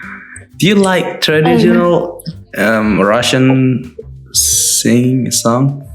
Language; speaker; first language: English; non-native, learner; Indonesian